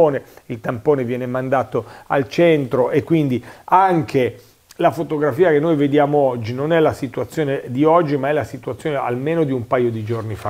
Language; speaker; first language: Italian; native; Italian